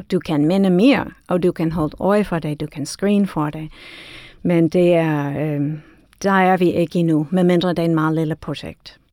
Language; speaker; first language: Danish; non-native, fluent; English